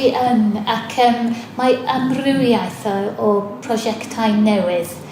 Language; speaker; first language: Welsh; non-native, fluent; English